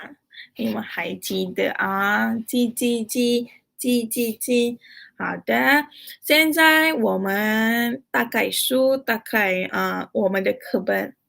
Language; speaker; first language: Chinese; non-native, fluent; Malay